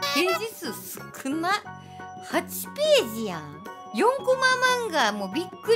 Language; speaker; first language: Japanese; native; Japanese